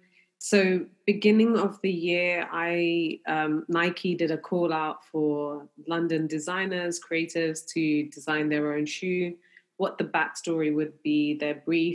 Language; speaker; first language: English; native; English